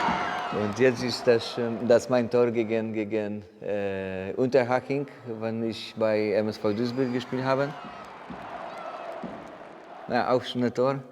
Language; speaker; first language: German; non-native, fluent; Polish